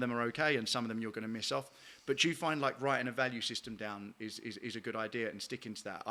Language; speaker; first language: English; native; English